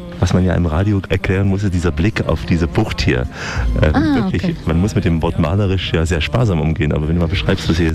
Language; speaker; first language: German; native; German